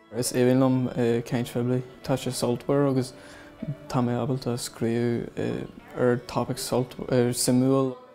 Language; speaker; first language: Irish; non-native, local second language; English